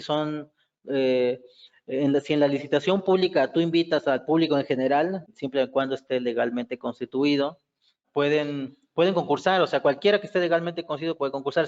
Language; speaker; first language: Spanish; native; Spanish